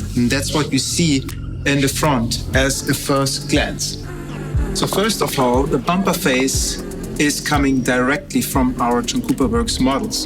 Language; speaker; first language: English; non-native, fluent; German